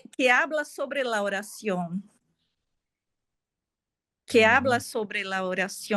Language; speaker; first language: Spanish; non-native, fluent; Portuguese